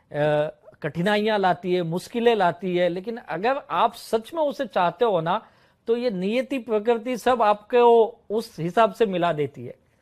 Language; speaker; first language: Hindi; native; Hindi